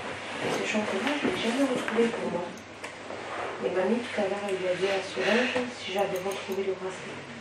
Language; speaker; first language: French; native; French